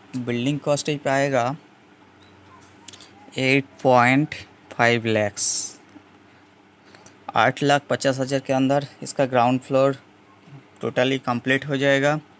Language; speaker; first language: Hindi; non-native, local second language; Bangla